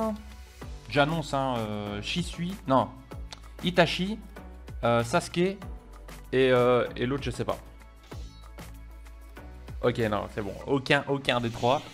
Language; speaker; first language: French; native; French